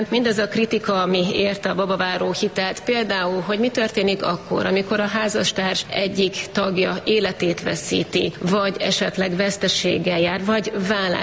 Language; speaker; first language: Hungarian; native; Hungarian